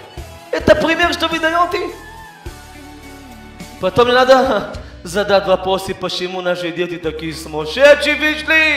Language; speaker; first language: Russian; early bilingual, heritage; Hebrew